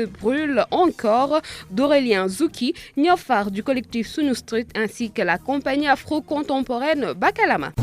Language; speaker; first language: French; non-native, local second language; Wolof